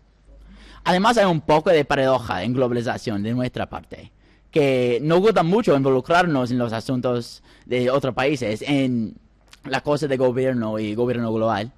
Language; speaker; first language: Spanish; non-native, fluent; English